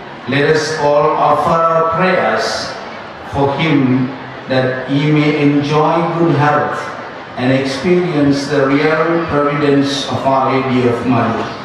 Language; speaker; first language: English; non-native, local second language; Tamil